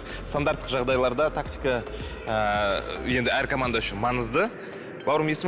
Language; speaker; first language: Kazakh; native; Kazakh